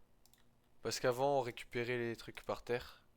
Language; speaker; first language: French; native; French